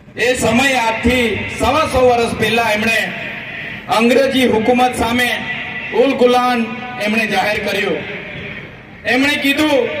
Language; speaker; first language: Gujarati; non-native, local second language; Bhili